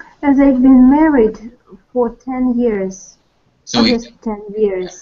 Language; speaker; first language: English; non-native, learner; Russian